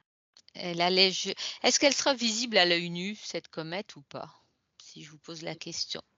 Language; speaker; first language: French; native; French